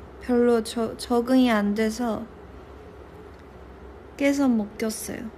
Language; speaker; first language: Korean; non-native, local second language; Chinese